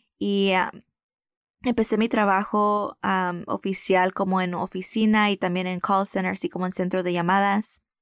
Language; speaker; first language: Spanish; early bilingual, heritage; Spanish